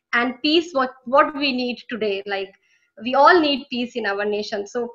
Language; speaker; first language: Hindi; native; Hindi